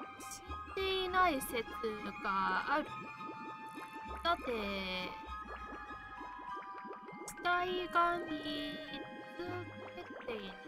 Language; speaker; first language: Japanese; non-native, learner; Chinese